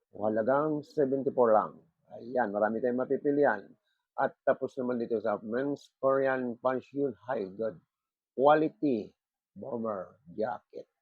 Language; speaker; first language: Filipino; non-native, local second language; Bikol